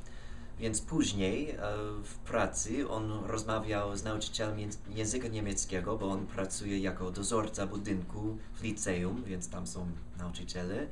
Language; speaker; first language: Polish; non-native, fluent; English